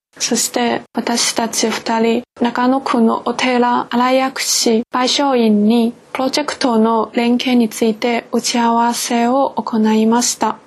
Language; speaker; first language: Japanese; non-native, fluent; Chinese